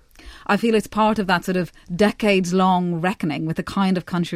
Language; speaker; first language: English; native; English